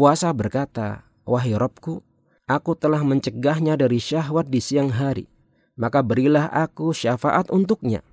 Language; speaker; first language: Indonesian; native; Indonesian